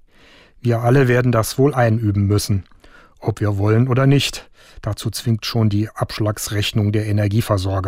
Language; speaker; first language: German; native; German